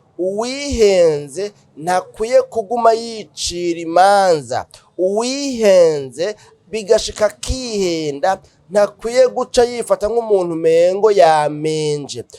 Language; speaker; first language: Rundi; native; Rundi